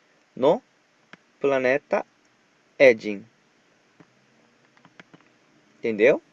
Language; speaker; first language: Portuguese; non-native, fluent; Japanese